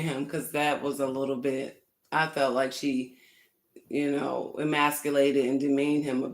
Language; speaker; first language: English; native; English